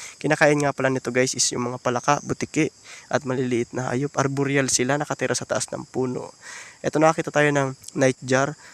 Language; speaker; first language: Filipino; native; Filipino